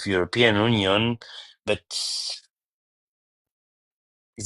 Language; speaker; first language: English; non-native, learner; Bulgarian